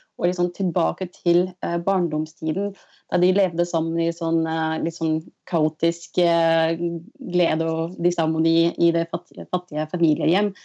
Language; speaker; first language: Norwegian; non-native, fluent; French